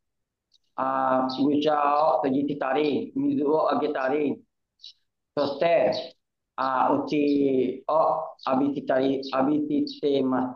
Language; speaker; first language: Japanese; non-native, learner; Indonesian